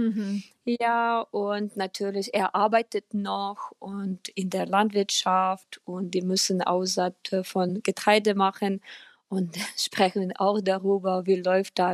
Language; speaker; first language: German; non-native, fluent; Ukrainian